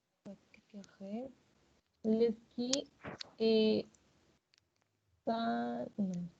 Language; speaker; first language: French; non-native, learner; Spanish